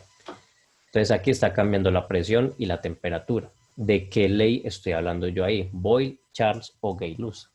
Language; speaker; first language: Spanish; native; Spanish